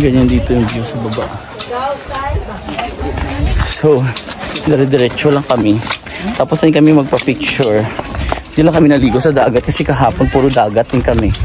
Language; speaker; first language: Filipino; non-native, local second language; Cebuano